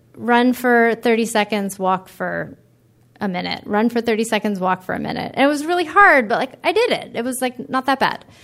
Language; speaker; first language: English; native; English